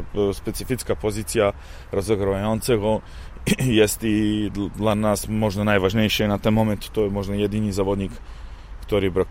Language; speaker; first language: Polish; non-native, fluent; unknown